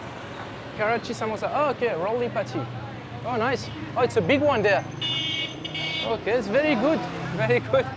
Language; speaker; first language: English; non-native, learner; French